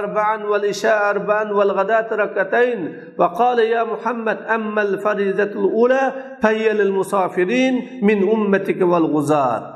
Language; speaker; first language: Arabic; non-native, fluent; Uzbek